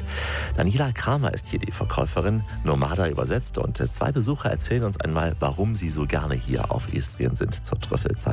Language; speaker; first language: German; native; German